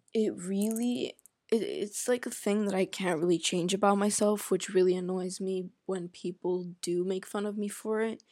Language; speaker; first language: English; non-native, fluent; Arabic